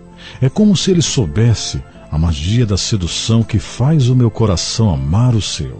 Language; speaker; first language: Portuguese; native; Portuguese